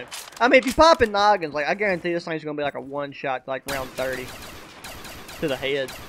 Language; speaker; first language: English; native; English